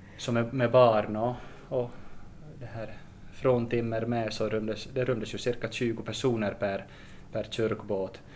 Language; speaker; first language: Swedish; native; Swedish